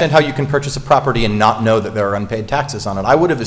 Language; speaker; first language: English; native; English